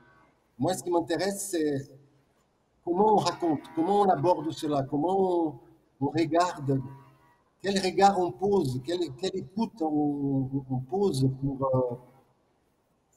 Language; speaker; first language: French; non-native, fluent; Portuguese